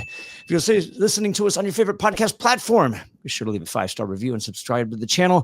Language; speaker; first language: English; native; English